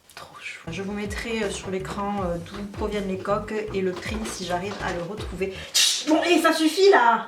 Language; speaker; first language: French; native; French